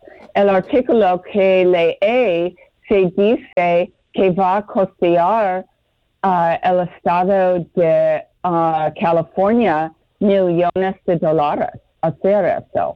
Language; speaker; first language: Spanish; non-native, learner; English